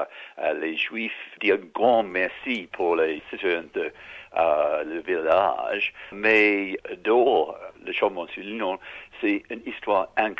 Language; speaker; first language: French; non-native, learner; English